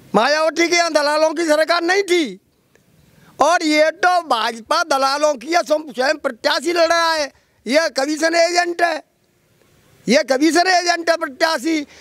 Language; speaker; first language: Hindi; native; Hindi